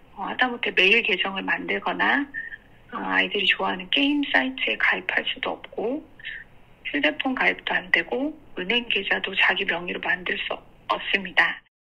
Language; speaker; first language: Korean; native; Korean